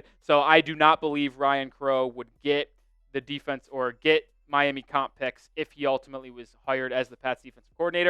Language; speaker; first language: English; native; English